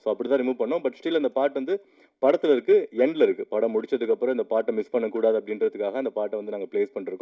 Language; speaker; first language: Tamil; native; Tamil